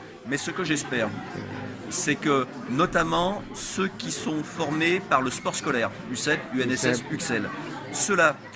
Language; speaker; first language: French; native; French